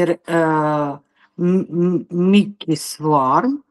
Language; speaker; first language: Swedish; non-native, learner; Russian